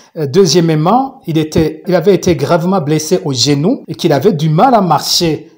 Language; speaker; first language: French; non-native, local second language; Rundi